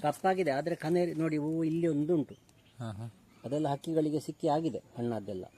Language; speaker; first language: Kannada; non-native, local second language; Tulu